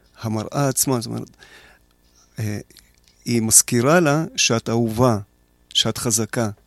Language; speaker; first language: Hebrew; early bilingual, other home language; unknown